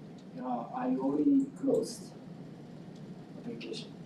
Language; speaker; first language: English; non-native, local second language; Japanese